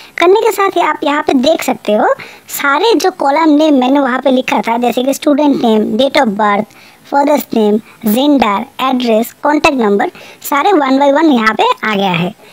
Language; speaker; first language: Urdu; native; Urdu